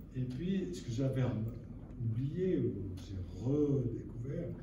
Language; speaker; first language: French; native; French